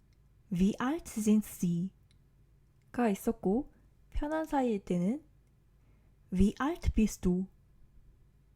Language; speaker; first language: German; non-native, learner; Korean